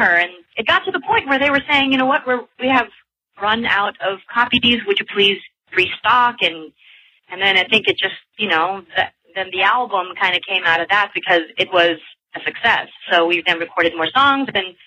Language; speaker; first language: English; non-native, local second language; Filipino